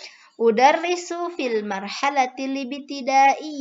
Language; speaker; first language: Arabic; non-native, fluent; Indonesian